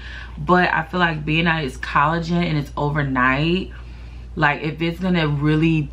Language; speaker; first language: English; native; English